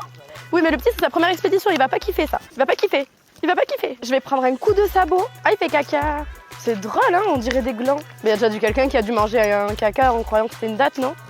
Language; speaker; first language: French; native; French